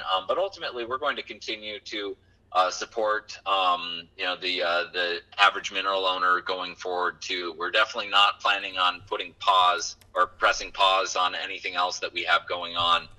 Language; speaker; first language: English; native; English